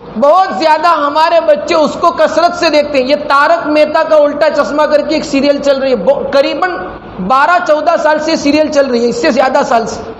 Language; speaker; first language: Urdu; non-native, local second language; Gujarati